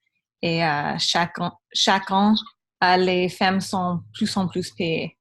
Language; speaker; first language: French; non-native, learner; English